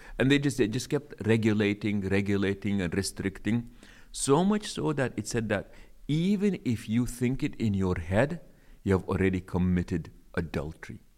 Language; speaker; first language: English; non-native, local second language; Arabic